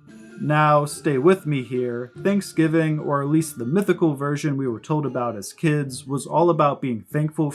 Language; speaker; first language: English; native; English